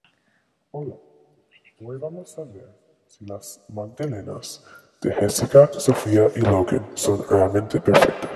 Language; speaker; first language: Spanish; non-native, learner; English